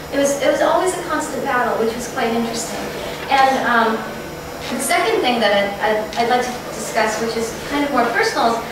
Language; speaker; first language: English; native; English